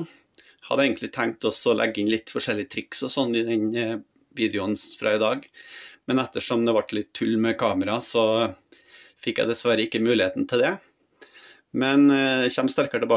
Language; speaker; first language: Norwegian; native; Norwegian